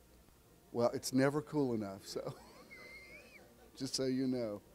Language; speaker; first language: English; native; English